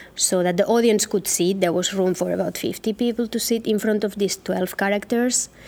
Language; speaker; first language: English; non-native, fluent; Catalan